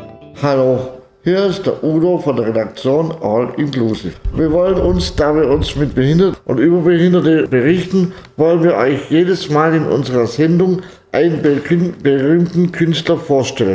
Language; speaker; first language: German; native; German